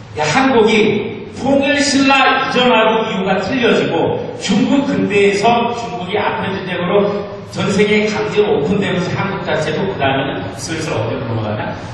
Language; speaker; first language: Korean; native; Korean